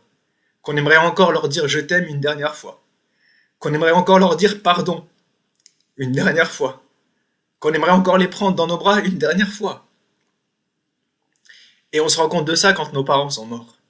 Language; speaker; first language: French; native; French